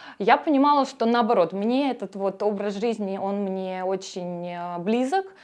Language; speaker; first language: Russian; native; Russian